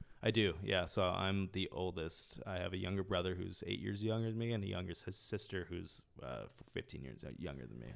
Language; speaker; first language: English; early bilingual, other home language; French